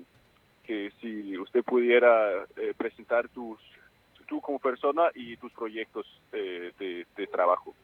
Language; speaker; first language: Spanish; non-native, fluent; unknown